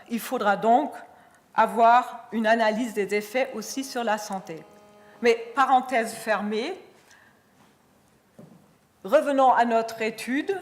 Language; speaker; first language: French; non-native, fluent; German